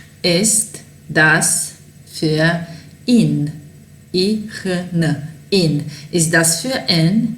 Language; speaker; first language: German; non-native, fluent; Serbian